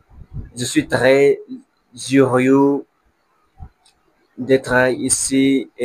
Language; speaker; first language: French; non-native, learner; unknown